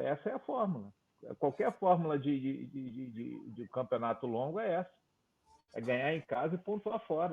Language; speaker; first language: Portuguese; native; Portuguese